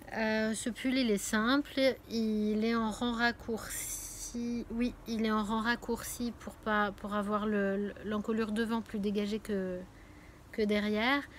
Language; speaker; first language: French; native; French